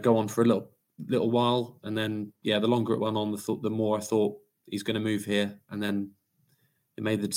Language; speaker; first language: English; native; English